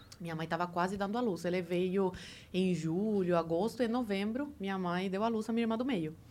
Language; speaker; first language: Portuguese; early bilingual, other home language; Spanish